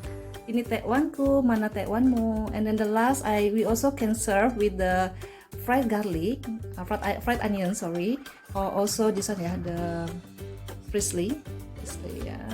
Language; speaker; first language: English; non-native, learner; Indonesian